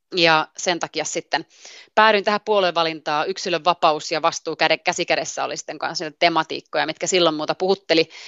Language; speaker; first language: Finnish; native; Finnish